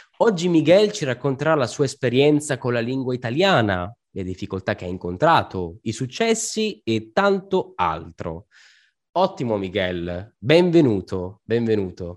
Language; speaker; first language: Italian; native; Italian